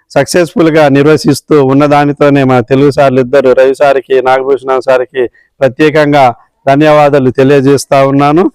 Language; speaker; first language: Telugu; native; Telugu